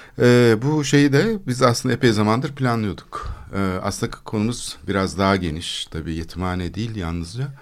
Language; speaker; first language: Turkish; native; Turkish